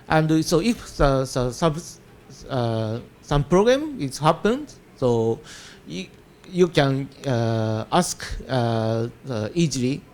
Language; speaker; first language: English; non-native, learner; Japanese